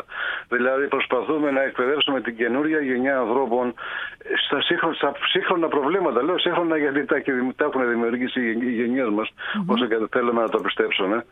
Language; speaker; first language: Greek; native; Greek